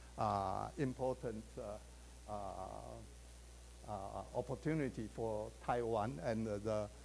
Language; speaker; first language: English; non-native, fluent; Chinese